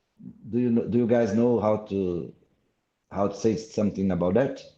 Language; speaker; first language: English; non-native, fluent; Portuguese